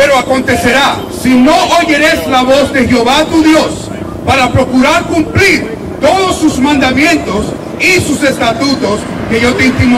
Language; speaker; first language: Spanish; non-native, learner; English